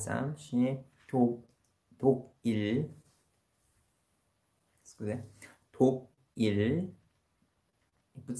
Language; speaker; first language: Romanian; non-native, learner; Korean